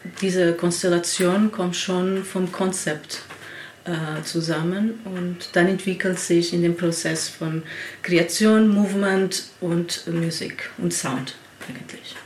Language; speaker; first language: German; non-native, learner; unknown